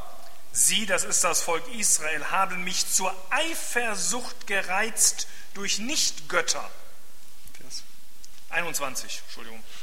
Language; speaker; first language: German; native; German